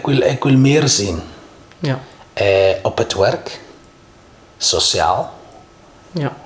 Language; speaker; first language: Dutch; non-native, learner; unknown